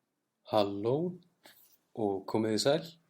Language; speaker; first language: Icelandic; non-native, fluent; English